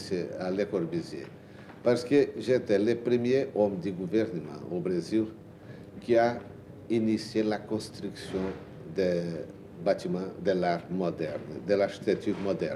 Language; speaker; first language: French; non-native, learner; Portuguese